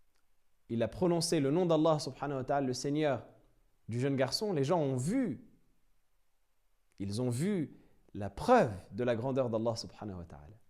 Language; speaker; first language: French; native; French